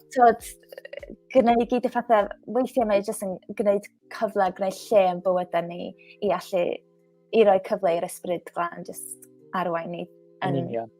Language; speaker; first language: Welsh; non-native, local second language; English